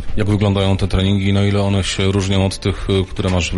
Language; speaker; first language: Polish; native; Polish